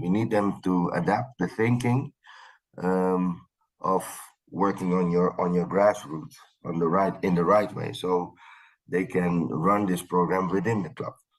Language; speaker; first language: English; non-native, fluent; Dutch